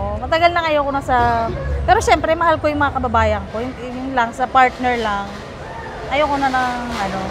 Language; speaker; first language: Filipino; non-native, local second language; Waray